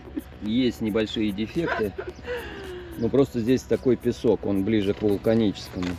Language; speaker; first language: Russian; native; Russian